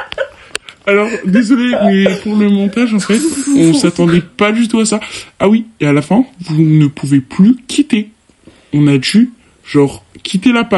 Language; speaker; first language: French; native; French